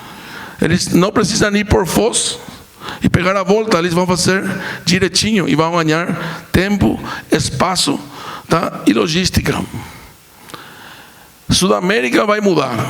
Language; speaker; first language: Portuguese; non-native, fluent; Spanish